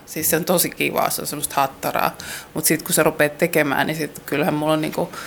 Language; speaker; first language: Finnish; native; Finnish